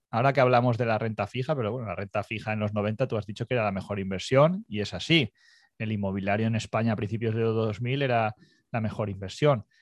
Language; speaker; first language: Spanish; native; Spanish